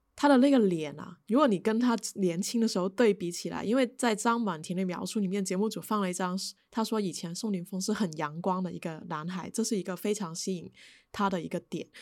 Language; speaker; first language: Chinese; native; Chinese